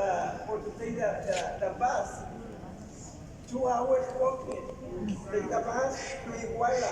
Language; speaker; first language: English; non-native, learner; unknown